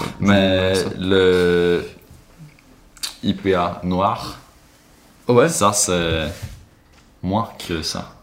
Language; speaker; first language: French; non-native, learner; Swedish